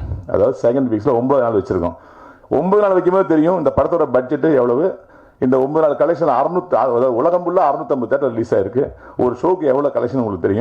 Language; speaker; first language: Tamil; native; Tamil